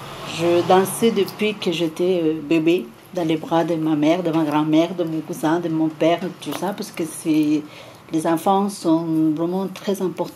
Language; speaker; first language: French; non-native, fluent; Spanish